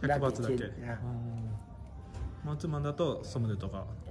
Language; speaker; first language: Japanese; native; Japanese